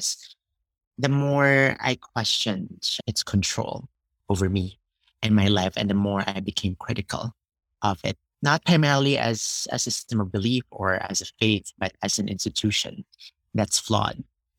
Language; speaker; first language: English; non-native, local second language; Cebuano